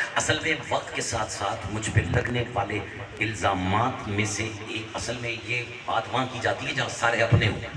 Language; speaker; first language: Urdu; non-native, local second language; Punjabi